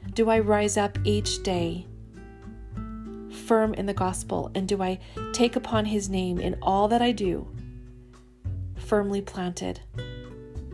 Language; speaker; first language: English; native; English